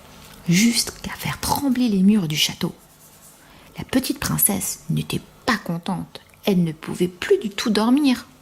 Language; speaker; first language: French; native; French